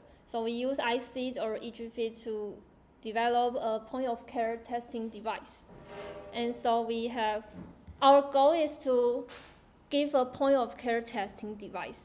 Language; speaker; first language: English; non-native, learner; Chinese